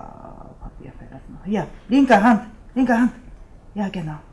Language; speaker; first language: German; non-native, learner; Japanese